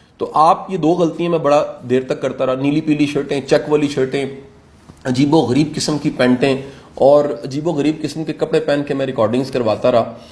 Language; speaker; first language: Urdu; non-native, local second language; Punjabi